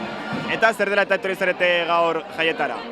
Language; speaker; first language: Basque; native; Basque